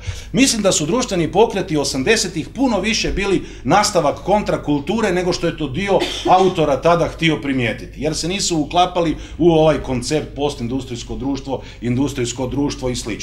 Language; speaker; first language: Croatian; native; Croatian